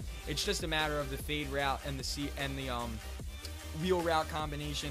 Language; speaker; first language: English; native; English